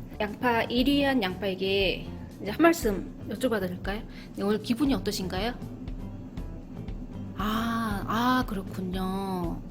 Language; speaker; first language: Korean; native; Korean